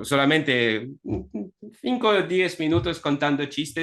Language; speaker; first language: Spanish; non-native, fluent; Russian